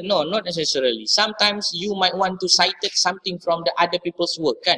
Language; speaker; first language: English; non-native, local second language; Malay